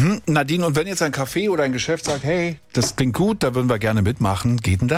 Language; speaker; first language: German; native; German